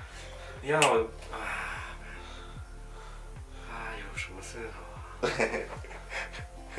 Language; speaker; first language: Chinese; non-native, local second language; Korean